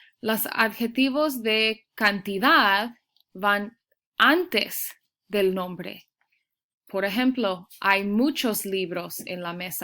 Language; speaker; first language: Spanish; early bilingual, heritage; Spanish